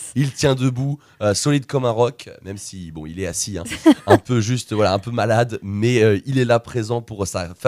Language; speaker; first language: French; native; French